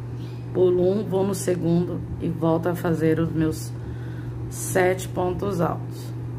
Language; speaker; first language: Portuguese; native; Portuguese